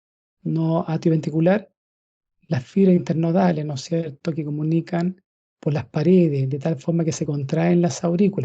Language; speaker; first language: Spanish; native; Spanish